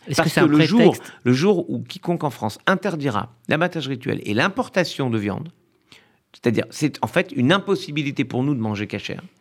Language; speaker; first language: French; native; French